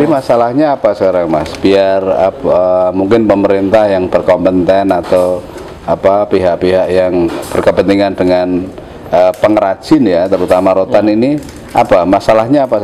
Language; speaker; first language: Indonesian; native; Indonesian